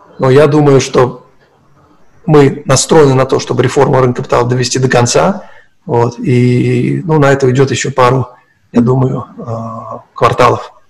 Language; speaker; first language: Russian; non-native, local second language; Uzbek